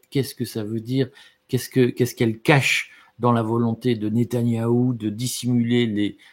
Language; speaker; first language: French; native; French